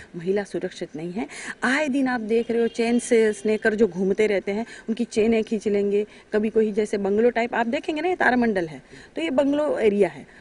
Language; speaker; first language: Hindi; native; Hindi